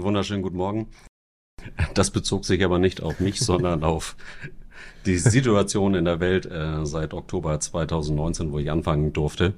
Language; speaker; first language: German; native; German